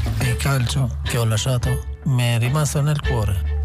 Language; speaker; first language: Italian; non-native, fluent; Albanian